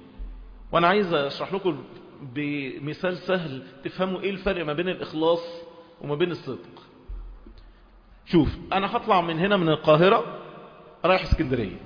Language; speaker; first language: Arabic; native; Arabic